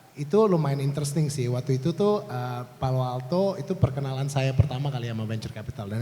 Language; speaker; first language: Indonesian; native; Indonesian